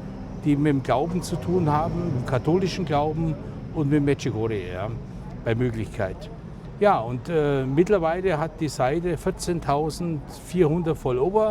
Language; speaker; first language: German; native; German